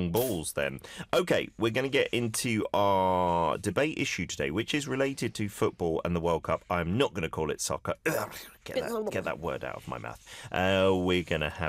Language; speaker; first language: English; native; English